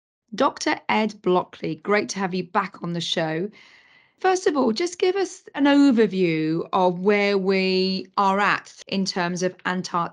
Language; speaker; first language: English; native; English